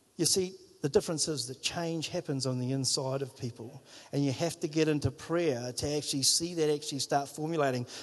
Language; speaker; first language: English; native; English